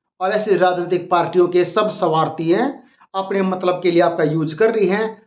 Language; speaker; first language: Hindi; native; Hindi